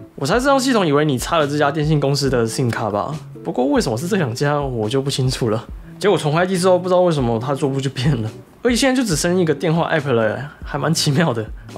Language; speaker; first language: Chinese; native; Chinese